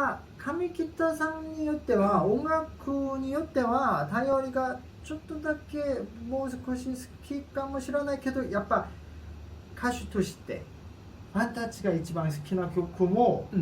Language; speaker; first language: Japanese; non-native, learner; Korean